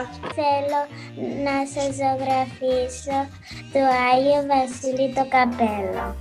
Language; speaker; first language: Greek; early bilingual, heritage; English